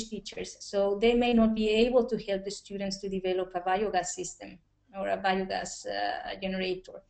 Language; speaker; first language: English; non-native, local second language; Spanish